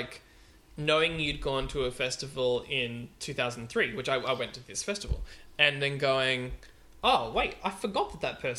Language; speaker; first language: English; native; English